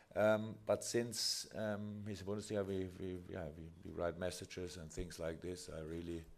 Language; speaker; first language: English; non-native, fluent; German